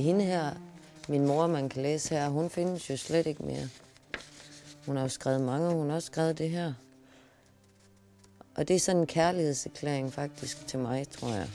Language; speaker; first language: Danish; native; Danish